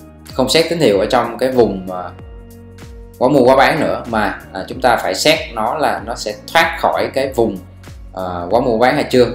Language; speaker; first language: Vietnamese; native; Vietnamese